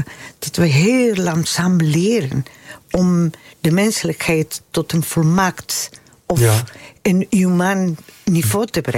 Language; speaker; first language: Dutch; non-native, fluent; Spanish